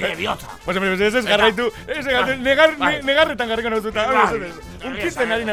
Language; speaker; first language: Basque; native; Basque